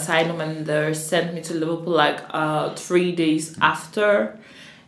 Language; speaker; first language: English; native; English